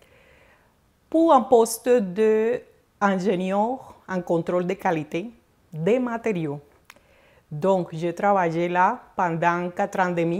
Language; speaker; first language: French; non-native, fluent; Spanish